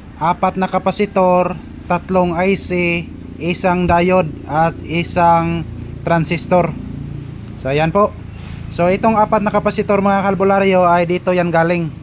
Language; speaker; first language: Filipino; non-native, local second language; Cebuano